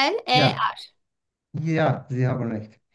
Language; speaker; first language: German; non-native, learner; Turkish